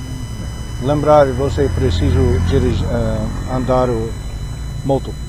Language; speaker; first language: Portuguese; non-native, learner; English